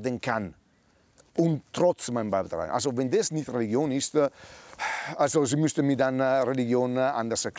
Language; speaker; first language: German; non-native, fluent; Italian